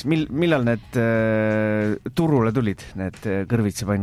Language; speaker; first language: Estonian; native; Estonian